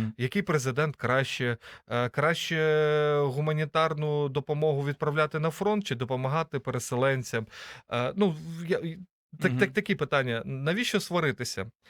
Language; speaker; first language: Ukrainian; native; Ukrainian